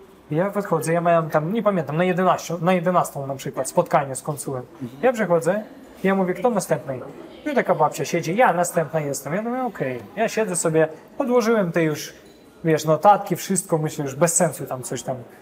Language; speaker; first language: Polish; non-native, fluent; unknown